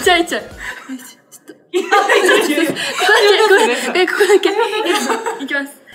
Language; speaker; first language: Japanese; native; Japanese